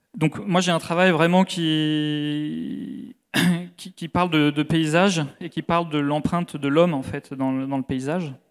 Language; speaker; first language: French; native; French